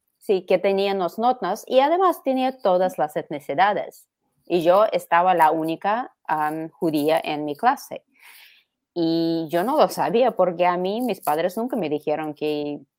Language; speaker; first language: Spanish; non-native, fluent; Russian